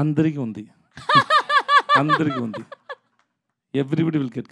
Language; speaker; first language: Telugu; non-native, learner; Tamil